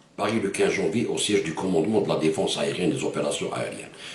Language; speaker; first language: French; non-native, local second language; Arabic